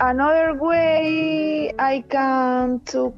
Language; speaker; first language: English; non-native, learner; Spanish